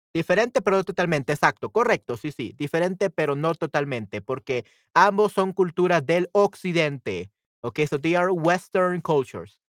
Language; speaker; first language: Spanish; native; Spanish